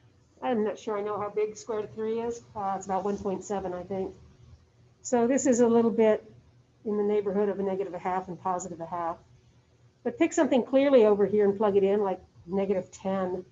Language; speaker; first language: English; native; English